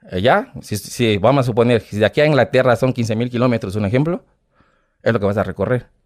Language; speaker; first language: Spanish; non-native, fluent; Portuguese